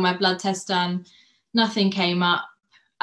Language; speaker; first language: English; native; English